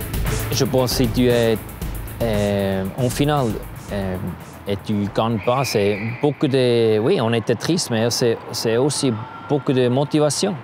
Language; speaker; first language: French; non-native, learner; German